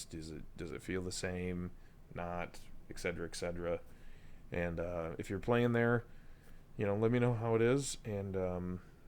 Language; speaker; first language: English; native; English